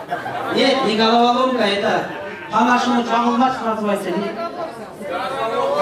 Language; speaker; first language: Russian; non-native, local second language; Kyrgyz